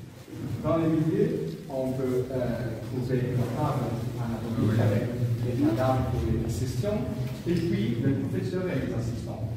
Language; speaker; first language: French; non-native, learner; Italian